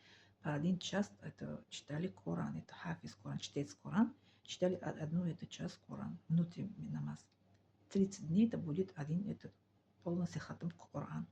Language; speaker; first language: Russian; non-native, learner; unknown